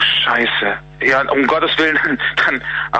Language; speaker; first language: German; native; German